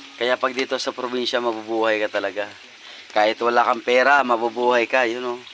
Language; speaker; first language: Filipino; non-native, local second language; Cebuano